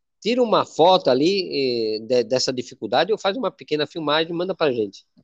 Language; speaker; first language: Portuguese; non-native, fluent; Spanish